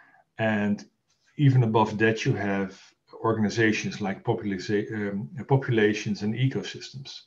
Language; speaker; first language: English; non-native, fluent; Dutch